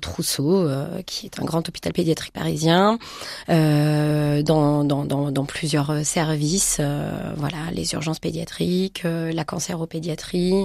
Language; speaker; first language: French; native; French